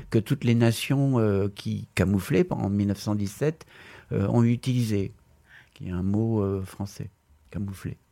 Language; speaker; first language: French; non-native, fluent; Spanish